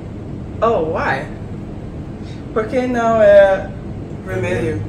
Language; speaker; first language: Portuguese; non-native, learner; English